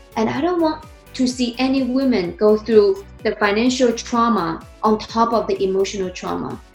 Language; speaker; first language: English; non-native, fluent; Chinese